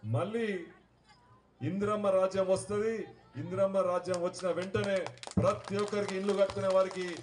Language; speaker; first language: Telugu; native; Telugu